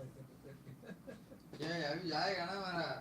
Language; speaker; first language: Hindi; non-native, learner; Tamil